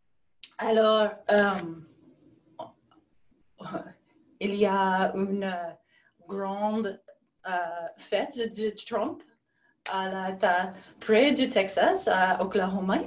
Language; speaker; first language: French; non-native, learner; English